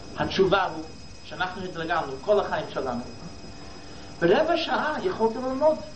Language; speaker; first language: Hebrew; non-native, fluent; English